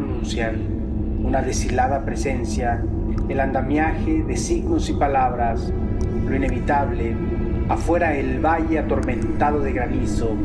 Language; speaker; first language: Spanish; native; Spanish